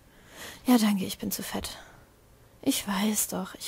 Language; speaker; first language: German; native; German